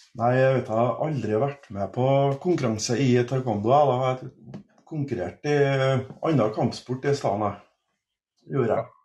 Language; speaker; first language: Norwegian; native; Norwegian